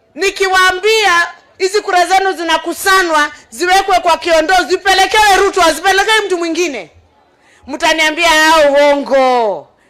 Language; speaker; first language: Swahili; non-native, local second language; Kikuyu